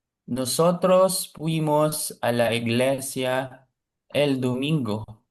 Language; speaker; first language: Spanish; non-native, learner; Filipino